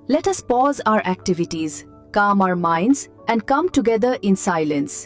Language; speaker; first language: English; non-native, local second language; Bangla